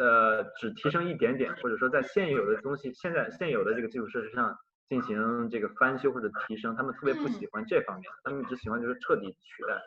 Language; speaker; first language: Chinese; native; Chinese